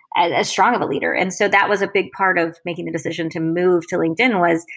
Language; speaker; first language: English; native; English